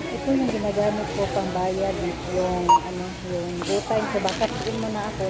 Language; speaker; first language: Filipino; non-native, local second language; Cebuano